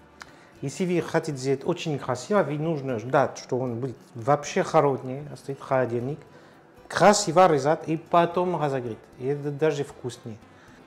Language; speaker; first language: Russian; non-native, learner; French